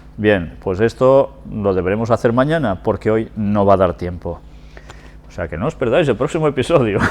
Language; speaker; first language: Spanish; non-native, local second language; Catalan